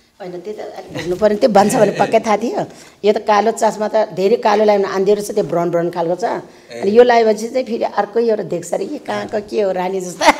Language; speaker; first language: Nepali; non-native, local second language; Eastern Tamang